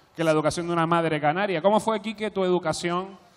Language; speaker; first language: Spanish; native; Spanish